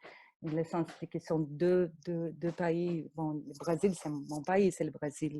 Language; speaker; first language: French; non-native, fluent; Portuguese